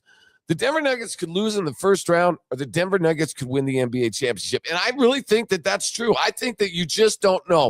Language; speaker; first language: English; native; English